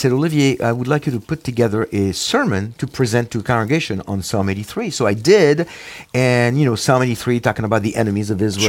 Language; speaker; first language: English; non-native, fluent; French